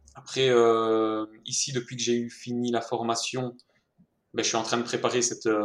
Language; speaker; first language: French; native; French